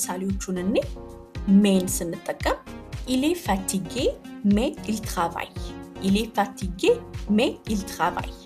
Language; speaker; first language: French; non-native, fluent; Amharic